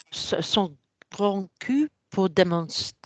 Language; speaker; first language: French; non-native, learner; English